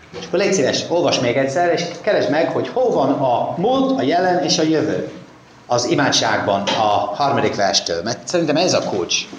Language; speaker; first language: Hungarian; non-native, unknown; English